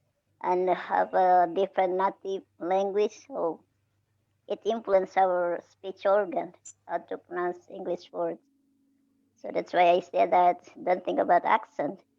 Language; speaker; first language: English; non-native, fluent; Indonesian